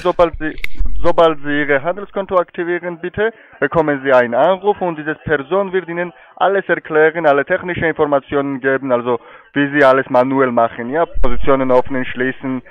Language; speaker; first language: German; non-native, fluent; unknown